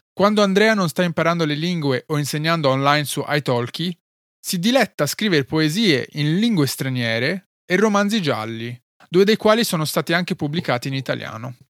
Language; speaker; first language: Italian; early bilingual, other home language; Arabic